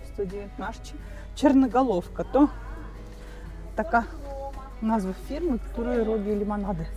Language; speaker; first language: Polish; non-native, learner; Russian